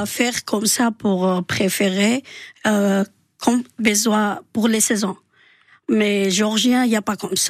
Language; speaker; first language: French; non-native, learner; Georgian